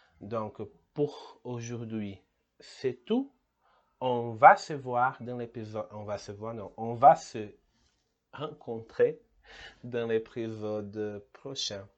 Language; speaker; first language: French; non-native, learner; Portuguese